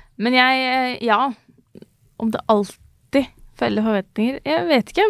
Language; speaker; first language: Norwegian; early bilingual, other home language; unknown